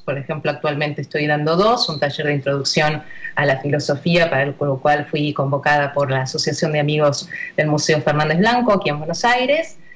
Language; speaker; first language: Spanish; native; Spanish